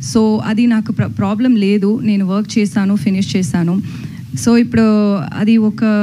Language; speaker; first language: Telugu; non-native, learner; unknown